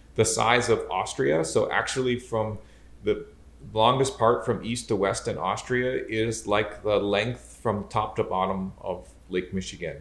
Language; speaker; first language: English; native; English